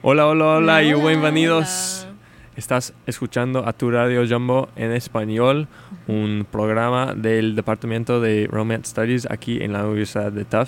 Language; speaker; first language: Spanish; non-native, fluent; English